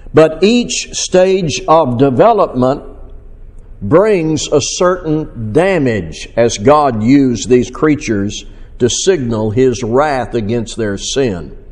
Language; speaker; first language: English; native; English